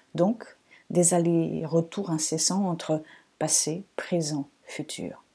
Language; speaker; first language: French; non-native, fluent; Portuguese